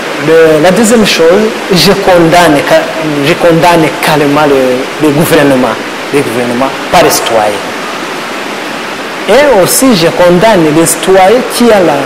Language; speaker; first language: French; non-native, learner; Kinyarwanda